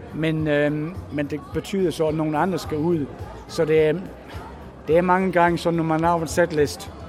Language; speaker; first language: Danish; non-native, fluent; English